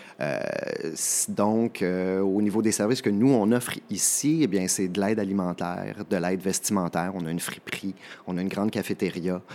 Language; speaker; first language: French; native; French